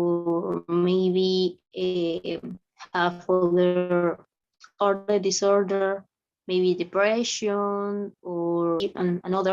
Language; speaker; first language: English; non-native, learner; Spanish